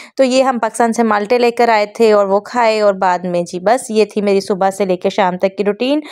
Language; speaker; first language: Urdu; non-native, local second language; Punjabi